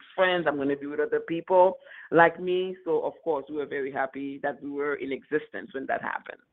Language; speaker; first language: English; non-native, fluent; Haitian Creole